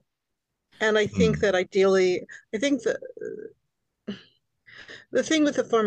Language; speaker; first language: English; early bilingual, other home language; Hungarian